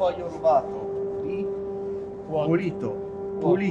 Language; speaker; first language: Italian; native; Italian